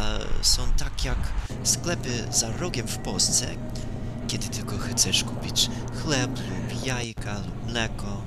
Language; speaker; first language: Polish; non-native, fluent; English